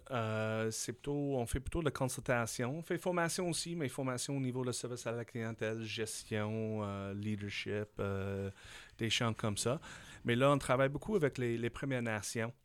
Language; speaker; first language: French; non-native, fluent; English